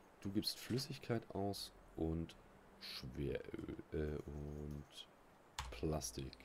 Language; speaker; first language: German; native; German